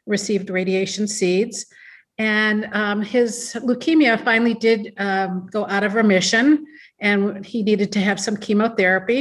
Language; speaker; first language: English; native; English